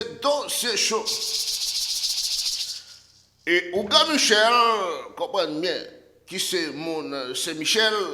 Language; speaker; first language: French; non-native, local second language; Haitian Creole